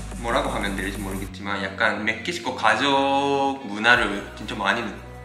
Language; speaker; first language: Korean; non-native, fluent; Japanese